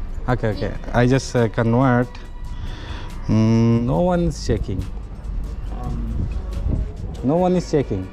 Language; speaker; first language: English; non-native, learner; Hindi